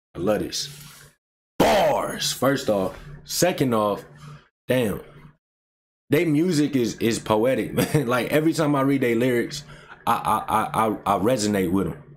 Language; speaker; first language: English; native; English